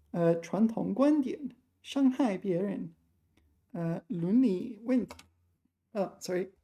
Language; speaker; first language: Chinese; non-native, learner; English